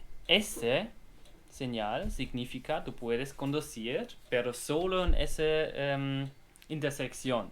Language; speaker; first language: Spanish; non-native, learner; German